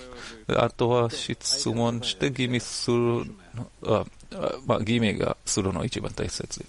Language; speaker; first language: Japanese; non-native, learner; Hebrew